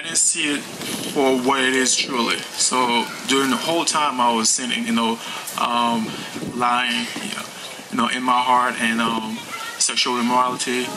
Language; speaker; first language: English; non-native, fluent; Haitian Creole